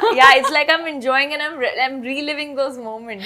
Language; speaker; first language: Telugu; non-native, fluent; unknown